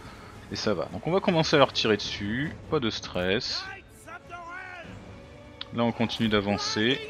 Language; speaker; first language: French; native; French